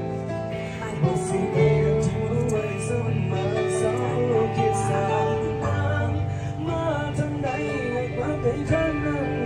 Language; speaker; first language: Thai; non-native, local second language; Lao